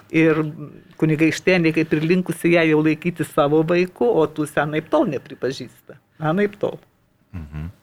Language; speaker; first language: Lithuanian; native; Lithuanian